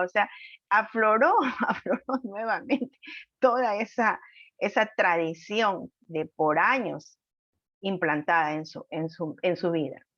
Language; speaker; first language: Spanish; native; Spanish